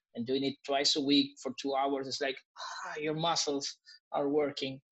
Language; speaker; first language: English; non-native, fluent; Spanish